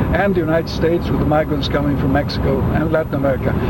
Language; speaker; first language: English; early bilingual, other home language; Spanish